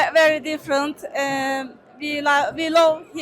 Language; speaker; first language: English; non-native, learner; Turkish